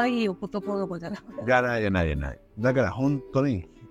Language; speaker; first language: Japanese; non-native, learner; Spanish